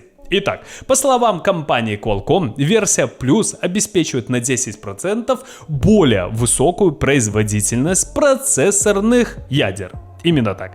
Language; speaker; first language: Russian; native; Russian